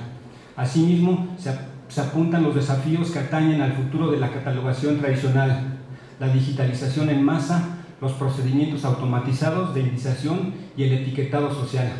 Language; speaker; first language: Spanish; native; Spanish